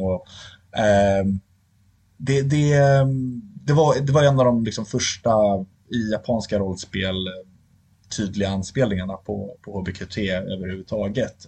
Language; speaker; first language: Swedish; native; Swedish